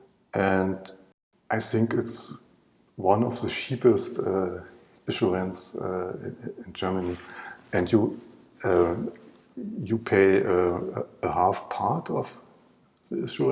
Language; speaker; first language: English; non-native, learner; German